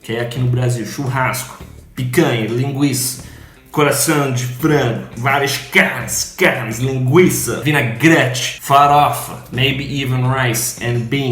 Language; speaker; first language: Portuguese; non-native, fluent; English